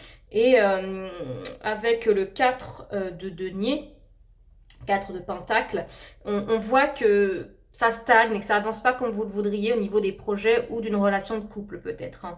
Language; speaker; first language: French; native; French